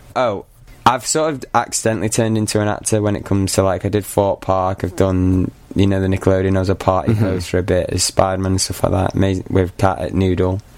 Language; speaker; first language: English; native; English